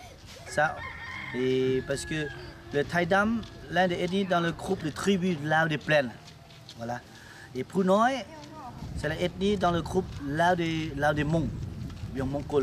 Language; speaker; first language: French; non-native, learner; Lao